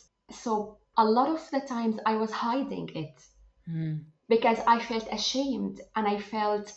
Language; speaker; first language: English; non-native, fluent; Arabic